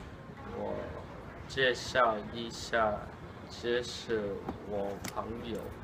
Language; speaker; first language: Chinese; non-native, learner; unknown